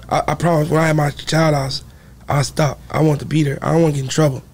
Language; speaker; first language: English; native; English